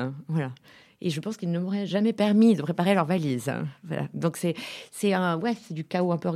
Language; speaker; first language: French; native; French